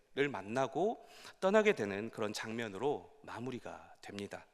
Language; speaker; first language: Korean; native; Korean